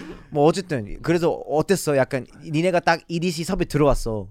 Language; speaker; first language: Korean; early bilingual, other home language; English